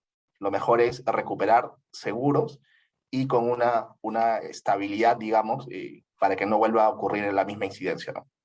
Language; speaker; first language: Spanish; native; Spanish